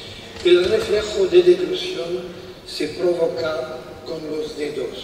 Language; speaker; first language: Spanish; non-native, fluent; French